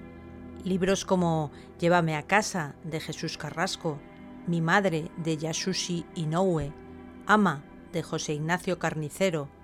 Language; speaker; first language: Spanish; native; Spanish